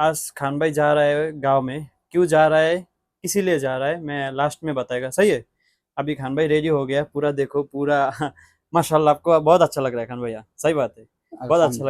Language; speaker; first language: Hindi; non-native, learner; Bangla